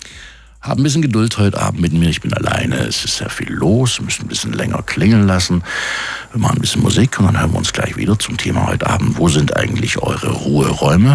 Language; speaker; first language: German; native; German